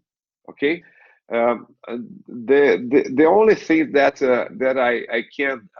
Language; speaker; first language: English; non-native, learner; Portuguese